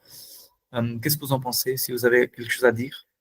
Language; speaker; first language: French; non-native, fluent; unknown